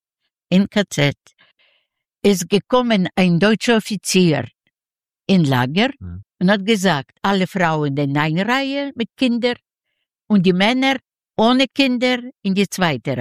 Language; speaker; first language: German; non-native, learner; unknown